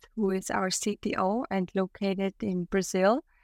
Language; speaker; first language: English; non-native, fluent; German